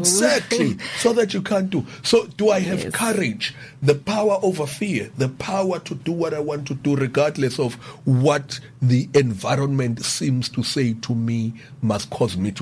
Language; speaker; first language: English; non-native, local second language; Zulu